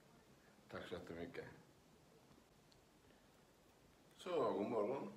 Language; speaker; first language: Swedish; non-native, learner; Spanish